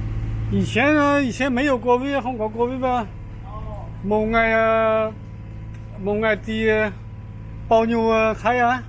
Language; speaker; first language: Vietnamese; non-native, learner; Chinese